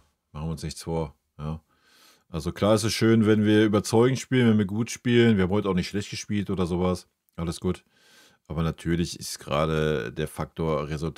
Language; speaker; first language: German; native; German